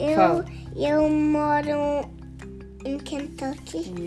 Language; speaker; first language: Portuguese; early bilingual, heritage; Portuguese